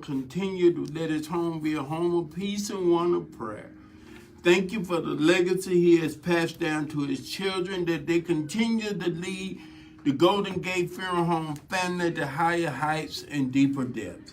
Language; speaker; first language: English; native; English